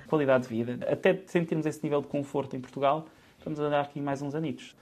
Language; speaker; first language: Portuguese; native; Portuguese